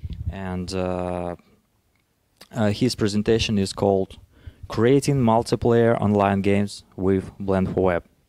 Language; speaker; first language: English; non-native, fluent; Russian